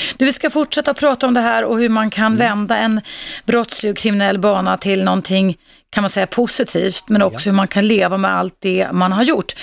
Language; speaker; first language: Swedish; native; Swedish